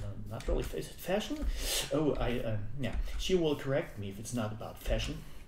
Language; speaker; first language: English; non-native, fluent; German